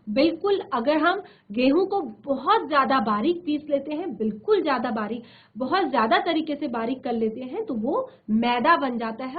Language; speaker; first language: Hindi; native; Hindi